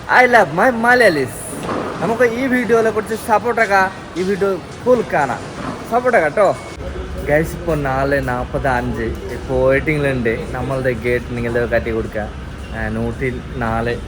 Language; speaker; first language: Malayalam; non-native, learner; Bangla